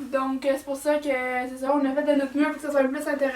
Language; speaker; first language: French; native; French